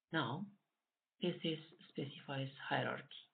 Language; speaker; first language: English; non-native, local second language; Amharic